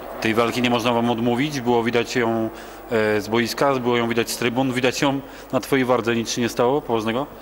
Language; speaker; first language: Polish; native; Polish